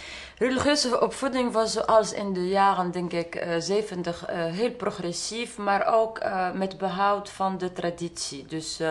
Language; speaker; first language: Dutch; non-native, fluent; Arabic